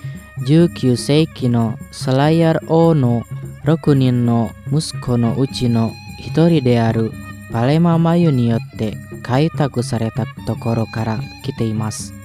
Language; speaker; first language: Japanese; non-native, fluent; Indonesian